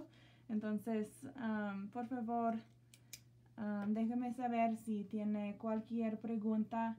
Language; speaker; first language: Spanish; non-native, learner; English